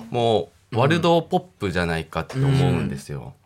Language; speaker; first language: Japanese; non-native, fluent; Korean